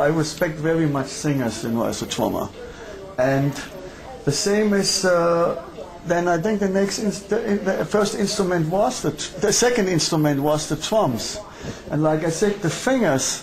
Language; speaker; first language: English; non-native, fluent; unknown